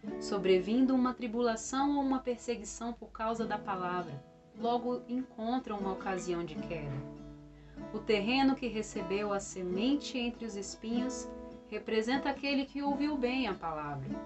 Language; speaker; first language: Portuguese; native; Portuguese